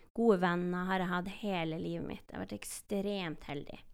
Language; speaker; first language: Norwegian; native; Norwegian